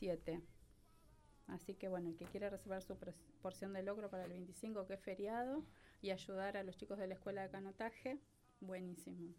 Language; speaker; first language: Spanish; native; Spanish